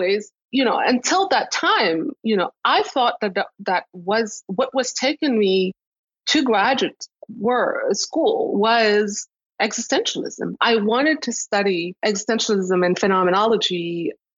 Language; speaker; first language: English; non-native, local second language; Kinyarwanda